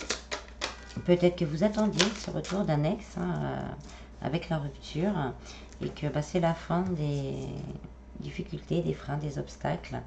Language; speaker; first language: French; native; French